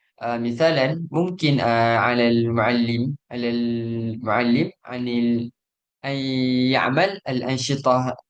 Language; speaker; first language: Arabic; non-native, learner; Malay